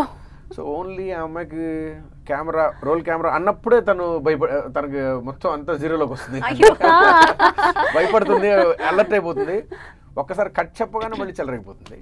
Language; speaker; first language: Telugu; native; Telugu